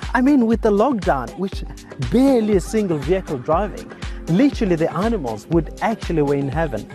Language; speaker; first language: English; non-native, local second language; Xhosa